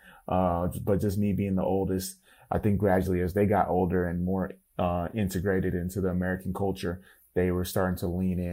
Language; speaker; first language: English; native; English